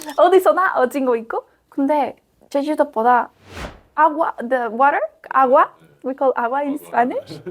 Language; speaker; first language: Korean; non-native, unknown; Spanish